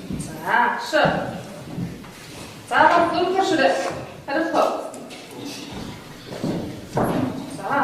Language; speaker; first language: Mongolian; native; Mongolian